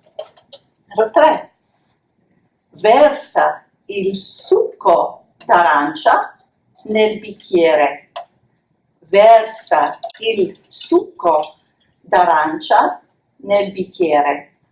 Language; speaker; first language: Italian; non-native, fluent; English